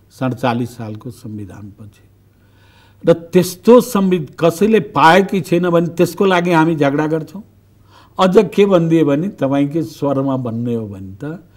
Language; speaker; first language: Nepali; non-native, local second language; Bhojpuri